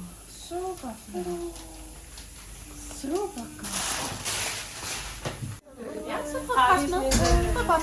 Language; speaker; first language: Danish; native; Danish